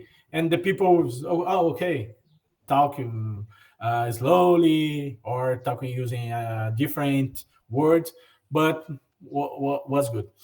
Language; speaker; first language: English; non-native, learner; Portuguese